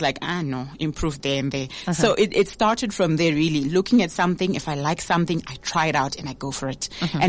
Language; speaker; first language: English; non-native, local second language; Shona